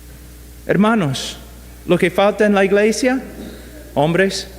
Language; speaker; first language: Spanish; non-native, fluent; English